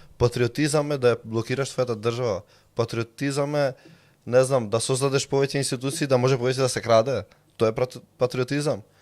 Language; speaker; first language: Macedonian; non-native, local second language; Albanian